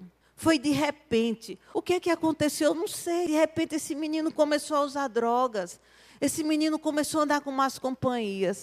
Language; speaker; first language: Portuguese; native; Portuguese